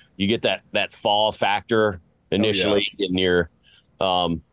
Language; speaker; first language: English; native; English